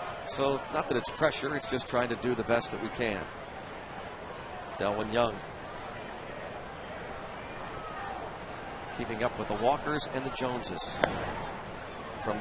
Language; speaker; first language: English; native; English